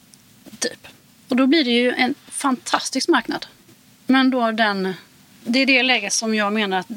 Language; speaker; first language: Swedish; native; Swedish